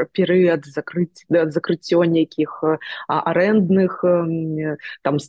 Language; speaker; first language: Belarusian; non-native, local second language; Russian